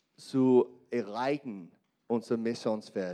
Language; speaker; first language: German; non-native, learner; English